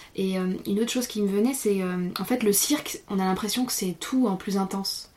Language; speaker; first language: French; native; French